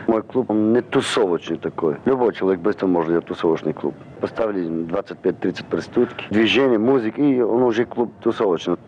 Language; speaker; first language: Russian; non-native, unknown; Armenian